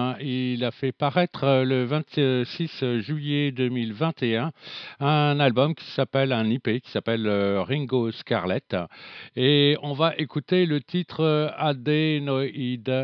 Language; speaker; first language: French; native; French